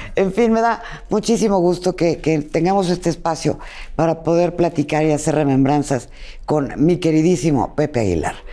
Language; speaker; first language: Spanish; native; Spanish